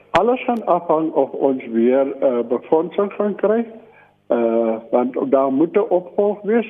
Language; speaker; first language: Afrikaans; native; Afrikaans